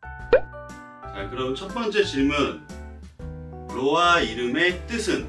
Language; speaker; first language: Korean; native; Korean